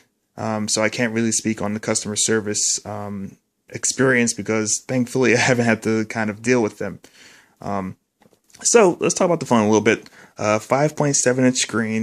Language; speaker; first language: English; native; English